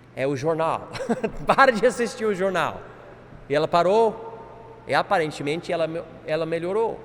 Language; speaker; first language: Portuguese; non-native, fluent; English